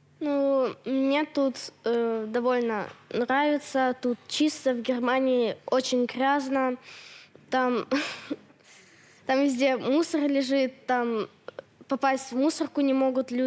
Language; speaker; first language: Russian; early bilingual, heritage; Russian